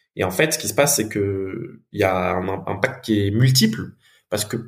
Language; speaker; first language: French; native; French